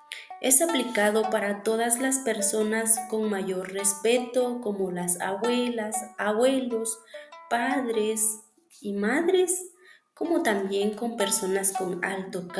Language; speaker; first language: Spanish; non-native, local second language; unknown